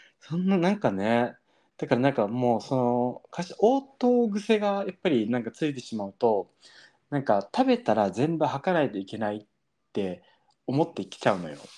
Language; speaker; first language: Japanese; early bilingual, heritage; Japanese